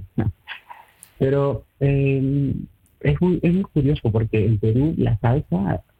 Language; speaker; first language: Spanish; native; Spanish